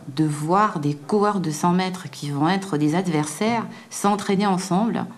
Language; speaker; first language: French; native; French